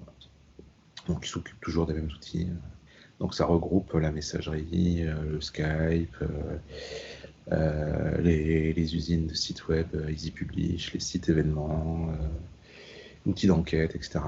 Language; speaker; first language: French; native; French